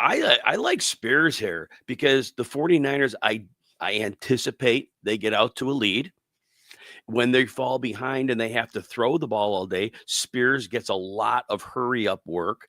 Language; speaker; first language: English; native; English